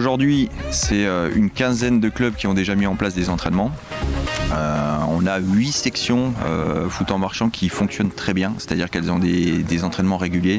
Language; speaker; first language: French; native; French